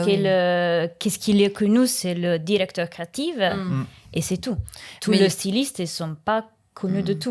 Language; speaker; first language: French; non-native, learner; Italian